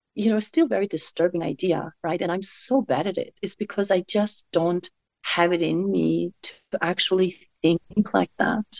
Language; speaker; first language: English; non-native, fluent; Mongolian